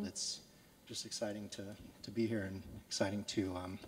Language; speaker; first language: English; native; English